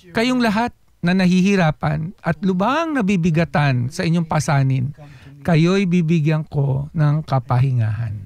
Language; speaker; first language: Filipino; native; Filipino